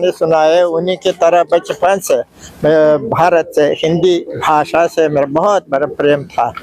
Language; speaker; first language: Hindi; non-native, fluent; Uzbek